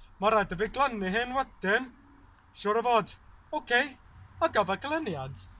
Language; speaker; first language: Welsh; non-native, learner; English